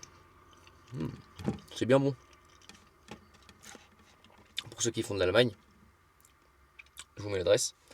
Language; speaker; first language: French; native; French